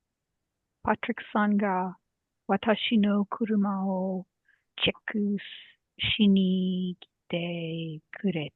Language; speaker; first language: Japanese; non-native, learner; English